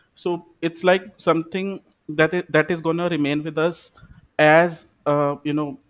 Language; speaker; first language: English; non-native, local second language; Punjabi